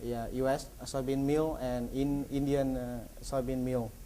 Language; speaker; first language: English; non-native, learner; Vietnamese